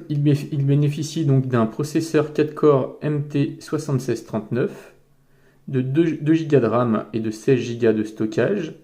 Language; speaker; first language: French; native; French